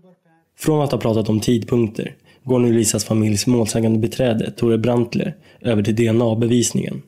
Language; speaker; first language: Swedish; native; Swedish